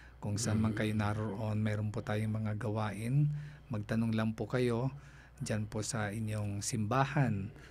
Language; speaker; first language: Filipino; non-native, local second language; Cebuano